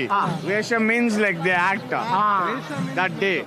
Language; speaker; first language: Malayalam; non-native, learner; Kannada